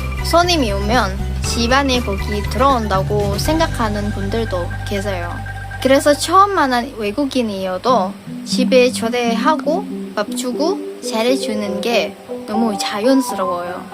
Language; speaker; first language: Korean; non-native, fluent; Indonesian